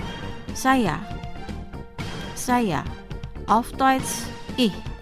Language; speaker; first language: German; non-native, fluent; Indonesian